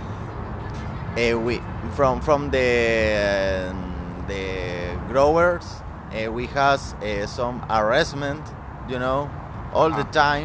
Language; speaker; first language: English; non-native, learner; Spanish